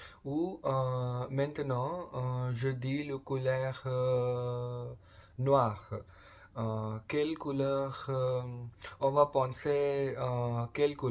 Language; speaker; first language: French; non-native, learner; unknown